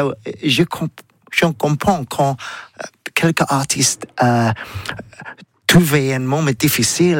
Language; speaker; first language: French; non-native, learner; English